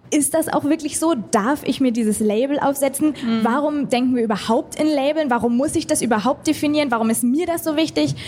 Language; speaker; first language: German; native; German